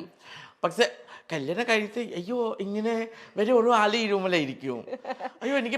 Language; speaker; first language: Malayalam; non-native, fluent; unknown